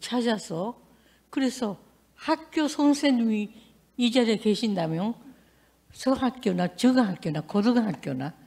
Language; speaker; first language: Korean; non-native, learner; Japanese